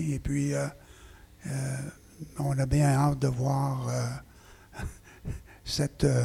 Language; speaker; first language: French; native; French